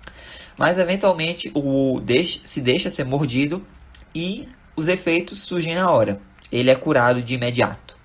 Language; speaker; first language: Portuguese; native; Portuguese